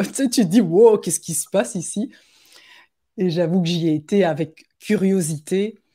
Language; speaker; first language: French; native; French